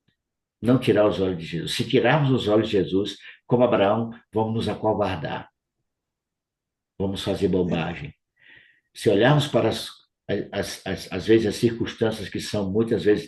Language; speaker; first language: Portuguese; native; Portuguese